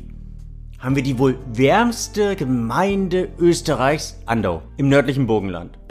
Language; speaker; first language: German; native; German